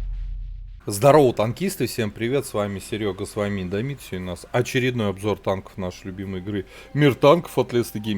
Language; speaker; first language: Russian; native; Russian